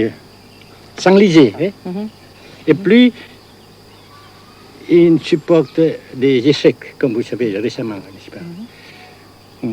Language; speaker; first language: French; non-native, local second language; Vietnamese